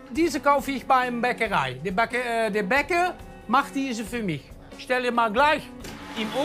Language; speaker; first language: German; non-native, learner; Dutch